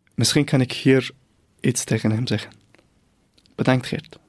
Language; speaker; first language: Dutch; non-native, fluent; Persian